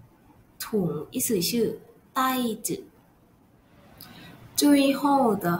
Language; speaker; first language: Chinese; non-native, learner; Thai